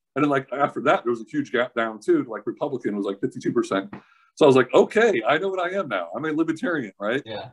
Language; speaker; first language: English; native; English